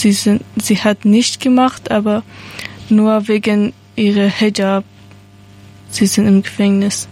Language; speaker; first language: German; non-native, learner; Persian